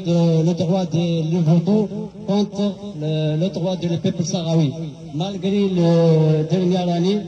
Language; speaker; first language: French; non-native, learner; Arabic